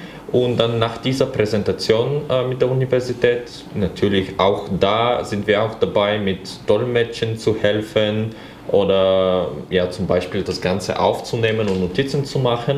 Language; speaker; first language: German; non-native, fluent; Bulgarian